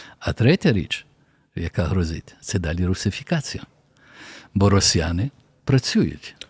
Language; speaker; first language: Ukrainian; early bilingual, heritage; Ukrainian